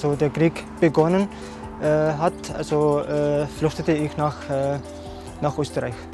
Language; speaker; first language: German; non-native, fluent; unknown